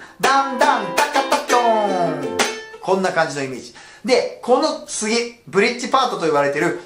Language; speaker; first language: Japanese; native; Japanese